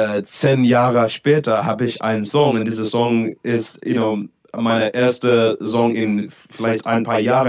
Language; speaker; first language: German; non-native, learner; English